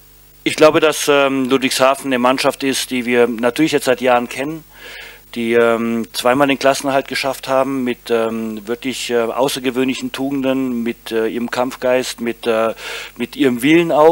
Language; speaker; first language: German; native; German